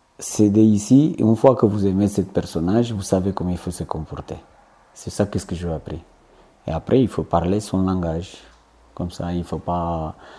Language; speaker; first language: French; non-native, fluent; Romanian